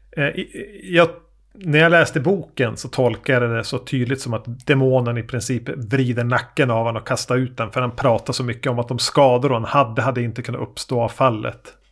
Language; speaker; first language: Swedish; native; Swedish